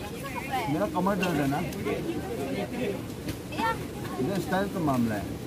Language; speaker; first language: Hindi; non-native, local second language; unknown